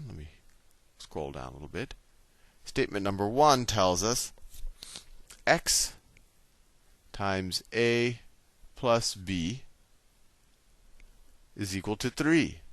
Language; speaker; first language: English; native; English